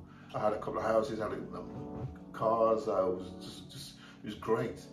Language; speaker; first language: English; native; English